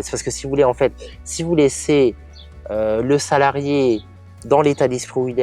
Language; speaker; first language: French; native; French